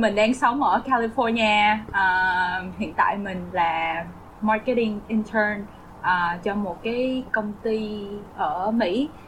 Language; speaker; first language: Vietnamese; native; Vietnamese